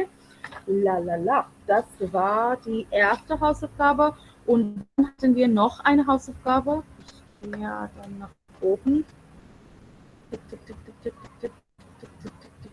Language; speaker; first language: German; non-native, fluent; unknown